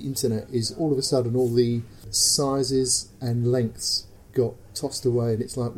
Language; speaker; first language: English; native; English